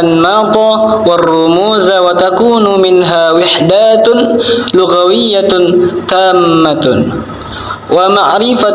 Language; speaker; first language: Arabic; non-native, learner; Indonesian